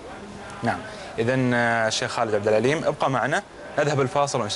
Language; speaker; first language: Arabic; native; Arabic